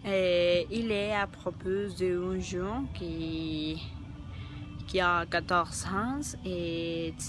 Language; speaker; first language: French; non-native, learner; Spanish